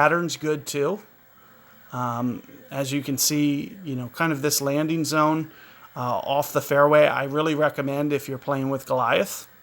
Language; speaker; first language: English; native; English